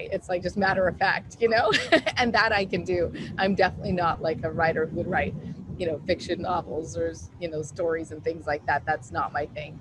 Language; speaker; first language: English; native; English